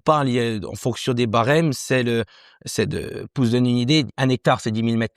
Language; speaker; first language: French; native; French